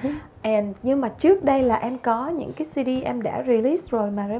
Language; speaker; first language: Vietnamese; native; Vietnamese